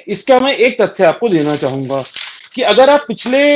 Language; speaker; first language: Hindi; native; Hindi